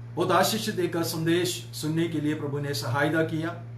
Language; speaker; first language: Hindi; non-native, local second language; Malayalam